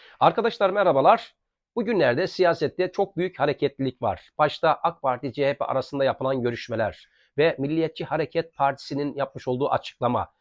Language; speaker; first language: Turkish; native; Turkish